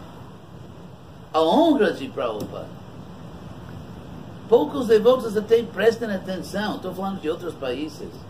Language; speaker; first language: Portuguese; non-native, fluent; English